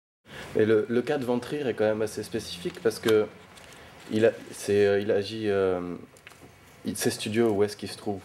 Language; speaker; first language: French; native; French